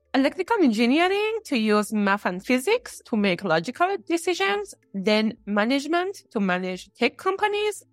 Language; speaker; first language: English; non-native, fluent; Persian